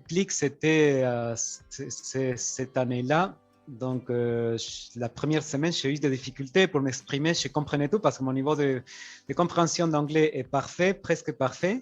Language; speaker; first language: French; non-native, fluent; Spanish